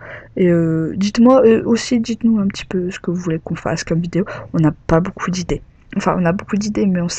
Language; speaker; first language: French; native; French